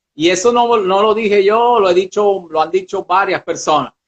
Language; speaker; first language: Spanish; early bilingual, other home language; Portuguese